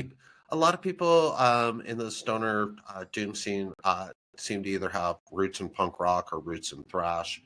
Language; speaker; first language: English; native; English